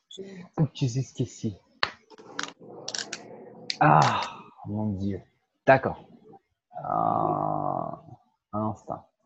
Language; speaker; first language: French; non-native, fluent; Portuguese